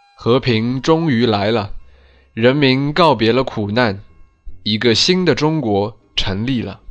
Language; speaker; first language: Chinese; native; Chinese